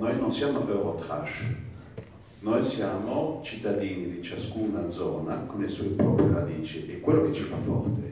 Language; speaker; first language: Italian; non-native, fluent; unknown